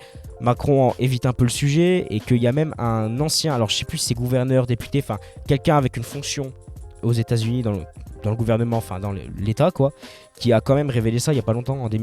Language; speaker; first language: French; native; French